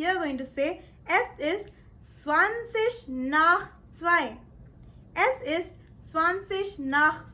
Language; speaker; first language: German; non-native, fluent; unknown